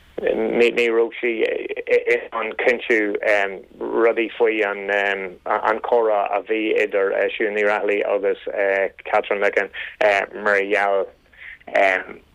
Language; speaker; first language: Irish; non-native, local second language; English